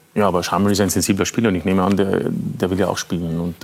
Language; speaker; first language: German; native; German